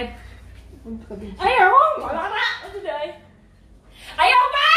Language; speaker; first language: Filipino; non-native, local second language; Cebuano